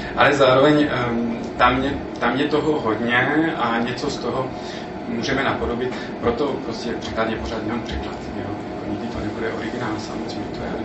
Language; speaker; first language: Czech; non-native, fluent; French